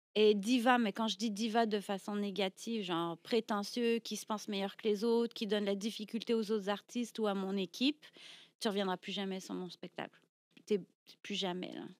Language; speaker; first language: French; native; French